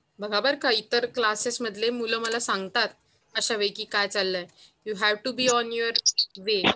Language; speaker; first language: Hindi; non-native, local second language; Marathi